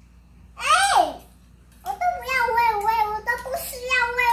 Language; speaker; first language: Chinese; early bilingual, heritage; Chinese